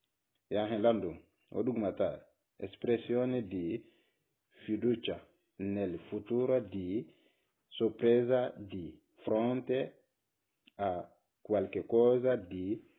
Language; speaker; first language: Italian; non-native, learner; Bambara